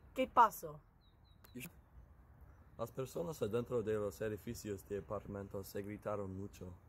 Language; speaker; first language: Spanish; non-native, learner; English